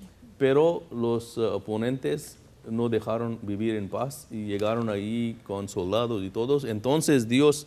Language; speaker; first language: Spanish; non-native, fluent; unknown